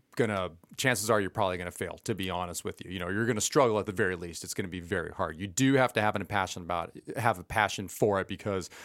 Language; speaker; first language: English; early bilingual, other home language; Spanish